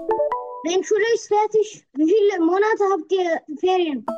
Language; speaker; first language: German; non-native, learner; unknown